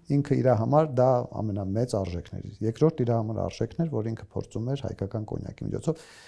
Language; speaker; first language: Armenian; native; Armenian